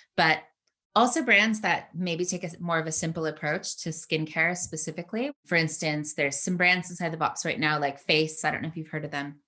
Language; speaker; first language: English; native; English